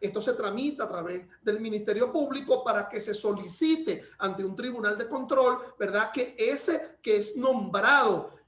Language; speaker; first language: Spanish; native; Spanish